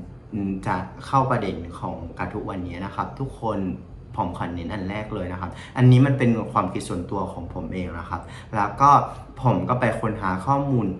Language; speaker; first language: Thai; non-native, fluent; Vietnamese